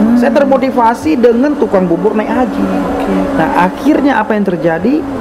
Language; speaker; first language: Indonesian; native; Indonesian